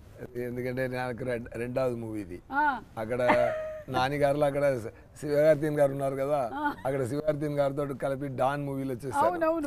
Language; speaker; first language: Telugu; non-native, learner; Tamil